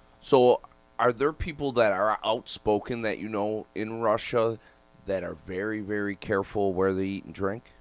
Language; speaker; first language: English; native; English